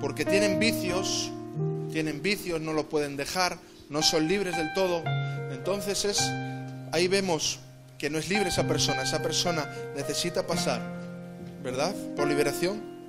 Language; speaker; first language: Spanish; native; Spanish